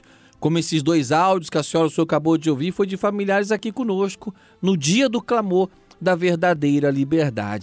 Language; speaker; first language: Portuguese; native; Portuguese